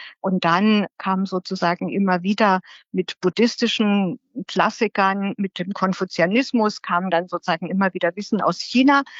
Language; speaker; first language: German; native; German